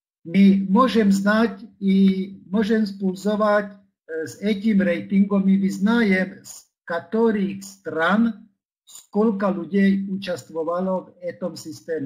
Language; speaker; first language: Russian; non-native, fluent; Czech